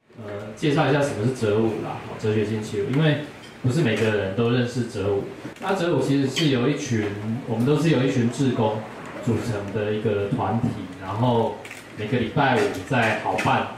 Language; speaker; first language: Chinese; native; Chinese